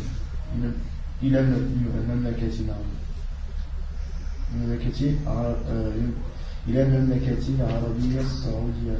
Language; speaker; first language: Arabic; non-native, learner; French